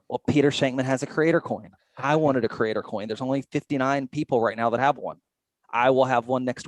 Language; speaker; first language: English; native; English